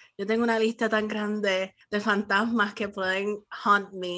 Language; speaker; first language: Spanish; early bilingual, heritage; Spanish